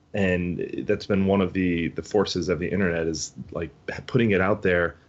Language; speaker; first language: English; native; English